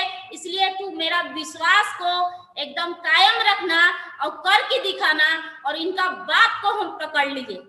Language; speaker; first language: Hindi; non-native, local second language; Bhojpuri